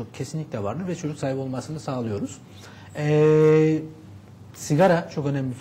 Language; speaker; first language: Turkish; native; Turkish